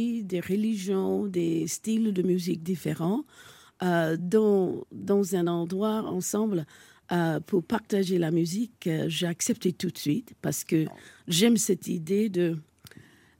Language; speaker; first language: French; non-native, fluent; English